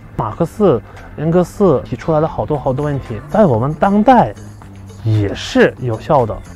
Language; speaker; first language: Chinese; non-native, fluent; Turkmen